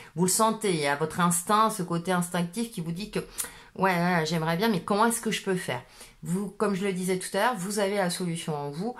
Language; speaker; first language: French; native; French